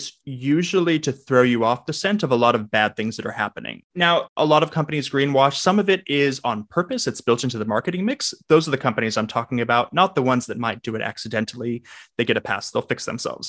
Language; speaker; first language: English; native; English